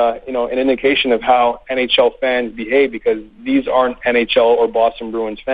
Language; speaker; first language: English; native; English